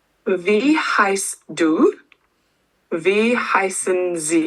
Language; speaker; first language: German; non-native, learner; English